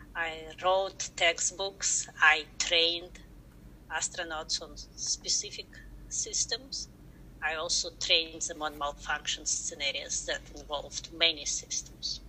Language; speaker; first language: English; non-native, fluent; Russian